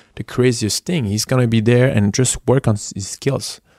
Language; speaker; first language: English; non-native, fluent; French